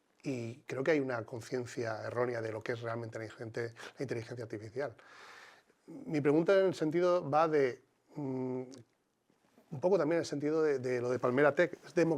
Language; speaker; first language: Spanish; native; Spanish